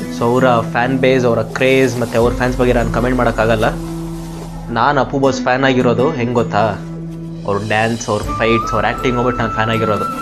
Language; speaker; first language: Kannada; non-native, local second language; Telugu